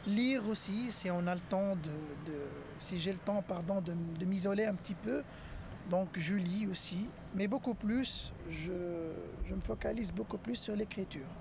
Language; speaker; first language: French; non-native, local second language; Arabic